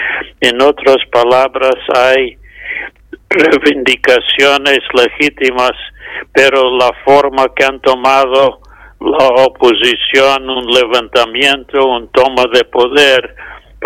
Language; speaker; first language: Spanish; non-native, fluent; English